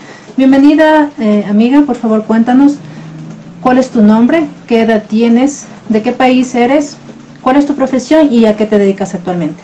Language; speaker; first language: Spanish; native; Spanish